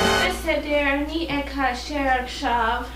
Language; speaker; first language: Hebrew; non-native, learner; English